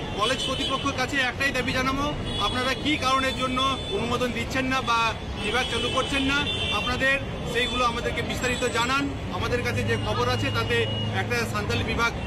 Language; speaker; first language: Bangla; non-native, local second language; Santali